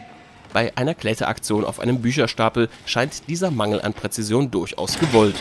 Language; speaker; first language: German; native; German